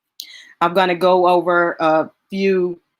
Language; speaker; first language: English; native; English